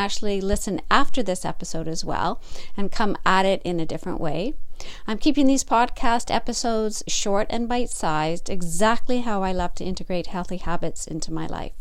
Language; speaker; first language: English; native; English